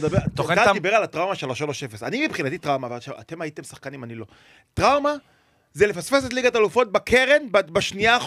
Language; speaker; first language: Hebrew; native; Hebrew